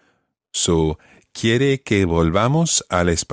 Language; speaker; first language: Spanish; non-native, fluent; English